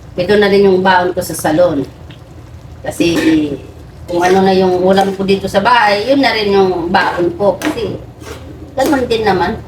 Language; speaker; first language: Filipino; non-native, local second language; Iloko